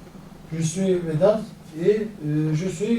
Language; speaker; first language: French; non-native, learner; Kurdish